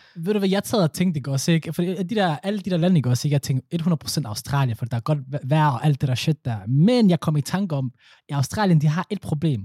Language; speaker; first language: Danish; early bilingual, other home language; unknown